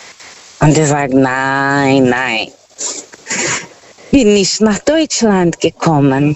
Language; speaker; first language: German; non-native, fluent; Portuguese